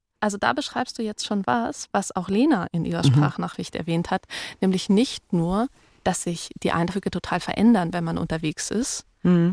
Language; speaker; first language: German; native; German